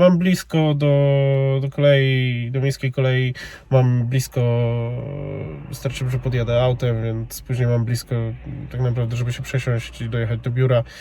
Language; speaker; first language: Polish; native; Polish